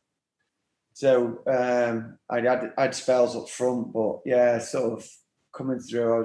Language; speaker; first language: English; native; English